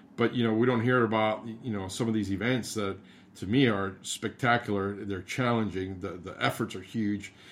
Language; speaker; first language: English; early bilingual, other home language; Spanish